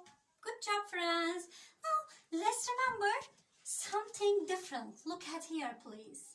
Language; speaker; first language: English; non-native, learner; Turkish